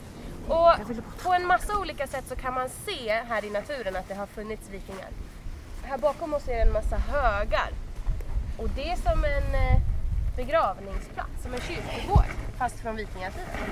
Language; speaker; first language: Swedish; native; Swedish